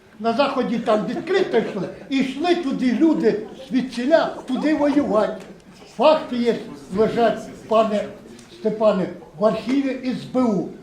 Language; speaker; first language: Ukrainian; native; Ukrainian